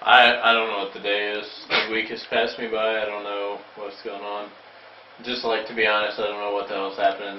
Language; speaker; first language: English; native; English